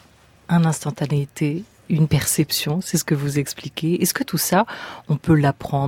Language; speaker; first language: French; native; French